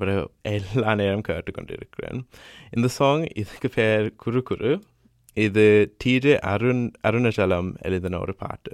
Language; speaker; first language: Tamil; early bilingual, heritage; Tamil